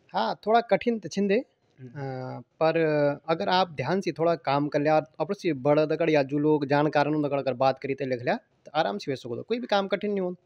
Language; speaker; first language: Hindi; non-native, local second language; Garhwali